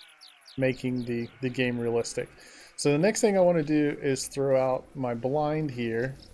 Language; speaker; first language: English; native; English